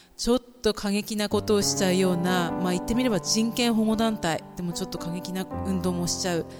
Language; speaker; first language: Japanese; native; Japanese